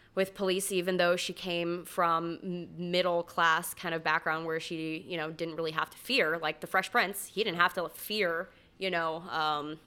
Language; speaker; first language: English; native; English